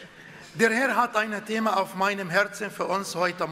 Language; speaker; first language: German; non-native, fluent; Arabic